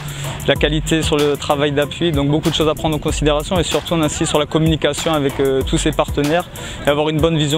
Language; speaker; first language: French; native; French